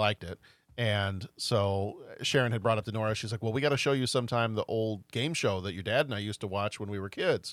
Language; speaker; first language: English; native; English